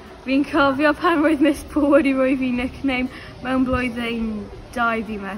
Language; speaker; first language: Welsh; non-native, local second language; English